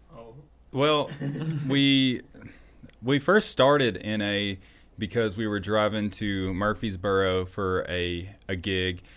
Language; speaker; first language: English; native; English